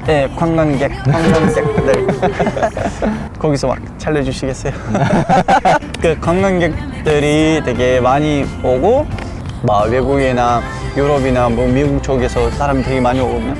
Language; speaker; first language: Korean; non-native, fluent; Uzbek